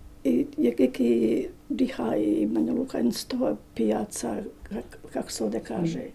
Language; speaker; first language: Danish; non-native, learner; Bosnian